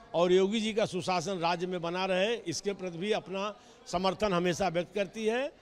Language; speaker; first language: Hindi; native; Hindi